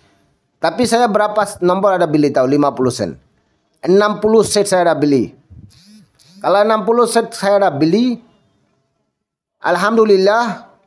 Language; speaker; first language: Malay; non-native, learner; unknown